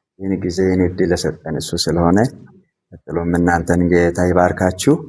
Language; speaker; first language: Amharic; non-native, local second language; Sidamo